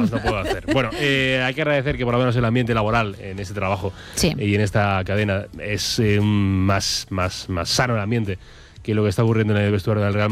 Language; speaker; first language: Spanish; native; Spanish